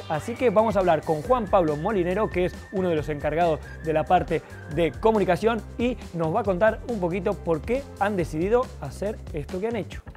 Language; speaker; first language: Spanish; native; Spanish